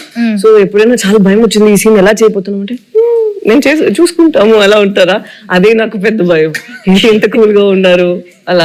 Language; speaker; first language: Telugu; non-native, fluent; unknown